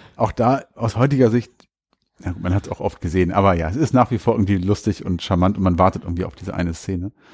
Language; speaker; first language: German; native; German